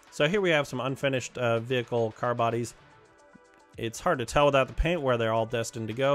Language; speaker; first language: English; native; English